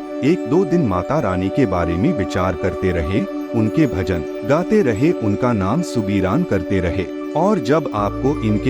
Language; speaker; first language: Hindi; native; Hindi